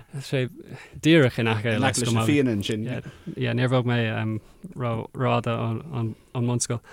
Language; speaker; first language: Irish; non-native, local second language; English